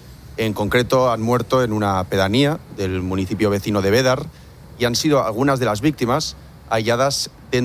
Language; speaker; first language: Spanish; native; Spanish